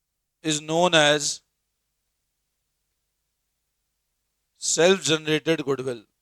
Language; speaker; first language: Hindi; native; Hindi